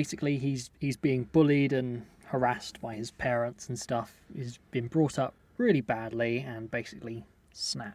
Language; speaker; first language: English; native; English